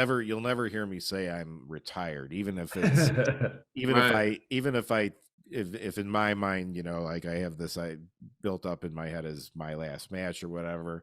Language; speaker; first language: English; native; English